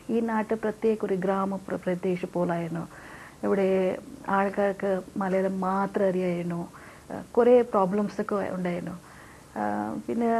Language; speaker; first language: Malayalam; non-native, local second language; Hindi